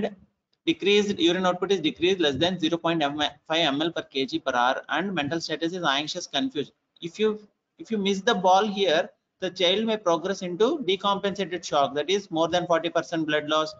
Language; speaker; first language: English; non-native, local second language; Telugu